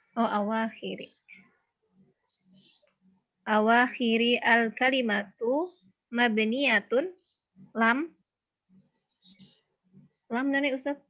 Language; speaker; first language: Arabic; non-native, learner; Indonesian